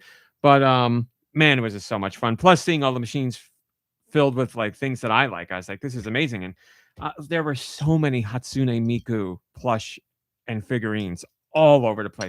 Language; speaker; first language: English; native; English